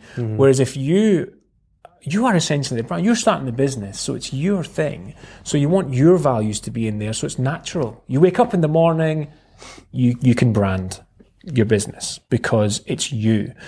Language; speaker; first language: English; native; English